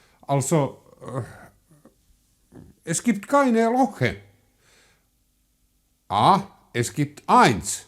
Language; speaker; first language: German; non-native, learner; Finnish